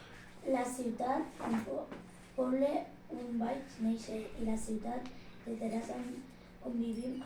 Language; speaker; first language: Catalan; non-native, learner; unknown